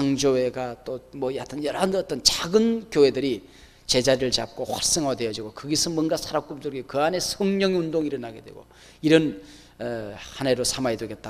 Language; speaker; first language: Korean; native; Korean